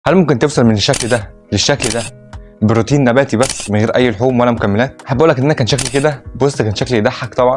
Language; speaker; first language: Arabic; native; Arabic